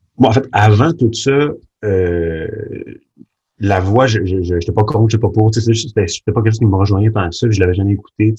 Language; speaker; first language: French; early bilingual, other home language; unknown